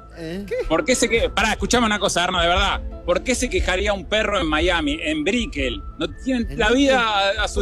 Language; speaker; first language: Spanish; native; Spanish